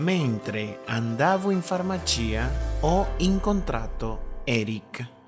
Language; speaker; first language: Italian; non-native, fluent; Spanish